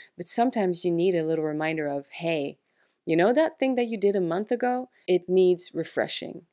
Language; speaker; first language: English; non-native, fluent; French